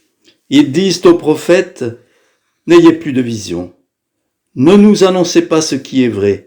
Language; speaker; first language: French; native; French